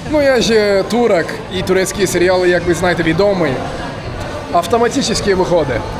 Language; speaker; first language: Ukrainian; non-native, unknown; Turkish